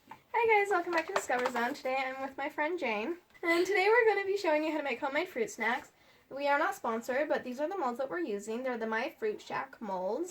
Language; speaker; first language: English; native; English